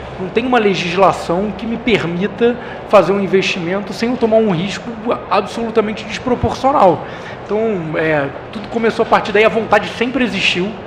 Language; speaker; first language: Portuguese; native; Portuguese